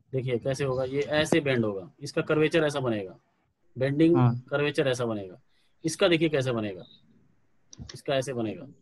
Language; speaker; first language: Hindi; native; Hindi